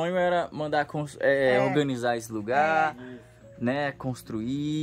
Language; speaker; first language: Portuguese; native; Portuguese